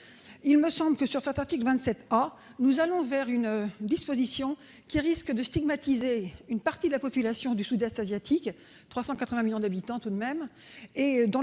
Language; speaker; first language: French; native; French